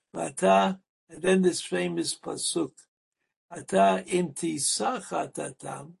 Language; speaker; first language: English; native; English